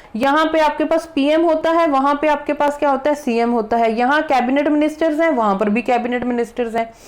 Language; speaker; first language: Hindi; non-native, local second language; Punjabi